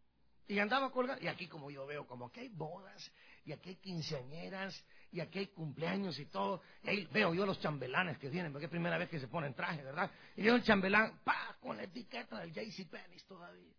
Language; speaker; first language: Spanish; native; Spanish